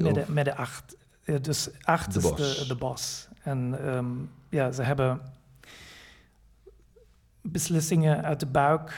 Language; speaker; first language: Dutch; non-native, fluent; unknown